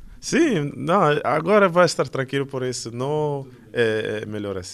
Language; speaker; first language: Portuguese; non-native, learner; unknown